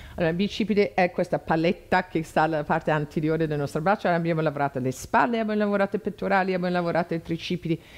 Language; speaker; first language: Italian; non-native, fluent; English